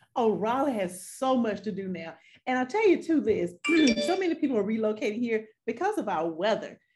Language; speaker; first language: English; native; English